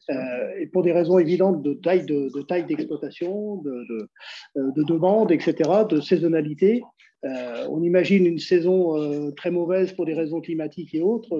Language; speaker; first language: French; native; French